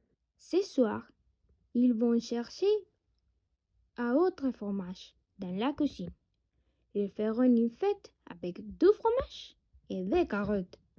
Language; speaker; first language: French; non-native, learner; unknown